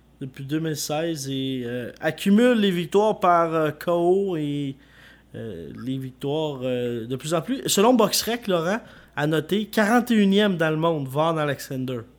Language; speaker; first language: French; native; French